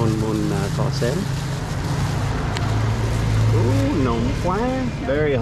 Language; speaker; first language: Vietnamese; non-native, learner; English